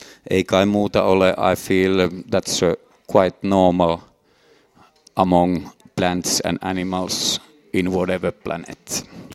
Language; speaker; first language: English; non-native, learner; Finnish